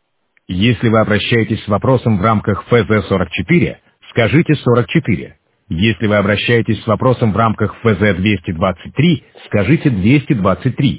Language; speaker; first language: Russian; native; Russian